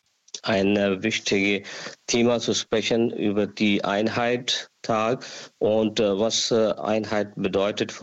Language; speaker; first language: German; non-native, learner; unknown